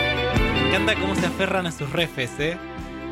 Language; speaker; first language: Spanish; native; Spanish